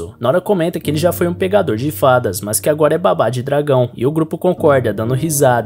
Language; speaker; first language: Portuguese; native; Portuguese